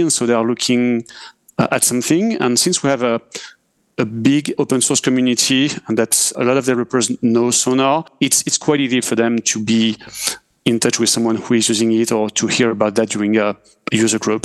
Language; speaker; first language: English; non-native, fluent; French